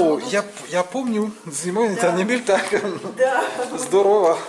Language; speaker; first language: Russian; non-native, learner; French